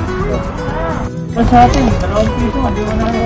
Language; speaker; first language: Filipino; non-native, local second language; Cebuano